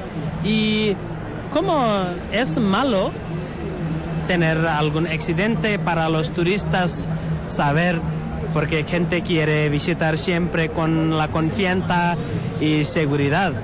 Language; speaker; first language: Spanish; non-native, learner; Nepali